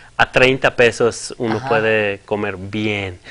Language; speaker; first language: Spanish; non-native, fluent; French